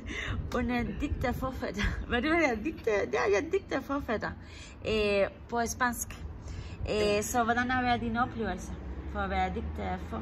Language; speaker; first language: Danish; non-native, learner; Spanish